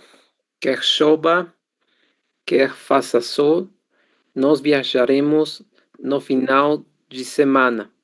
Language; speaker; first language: Portuguese; non-native, learner; Spanish